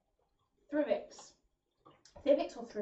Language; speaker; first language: English; native; English